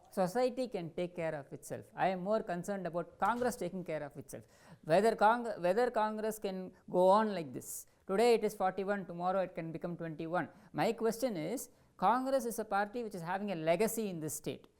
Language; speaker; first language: English; non-native, local second language; Tamil